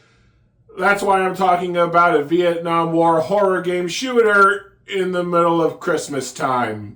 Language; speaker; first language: English; native; English